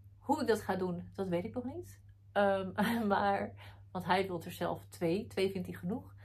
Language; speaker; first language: Dutch; early bilingual, other home language; Arabic